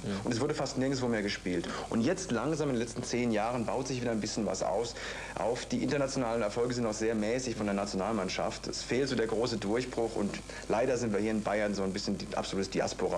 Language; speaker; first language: German; native; German